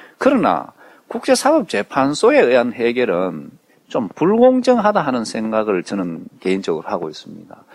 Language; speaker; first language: Korean; native; Korean